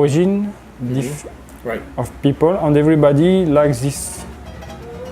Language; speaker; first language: English; non-native, learner; French